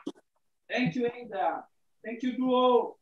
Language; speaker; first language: English; non-native, learner; Italian